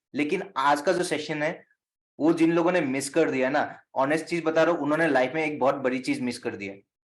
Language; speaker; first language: Hindi; non-native, local second language; Assamese